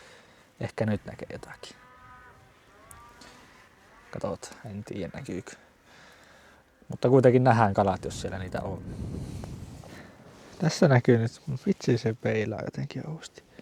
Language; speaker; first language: Finnish; native; Finnish